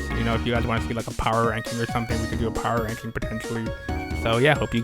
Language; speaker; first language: English; native; English